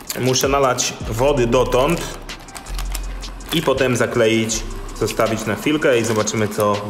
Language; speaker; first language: Polish; native; Polish